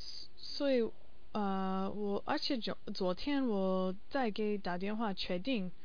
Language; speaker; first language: Chinese; non-native, learner; English